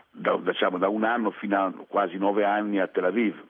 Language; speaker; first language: Italian; early bilingual, other home language; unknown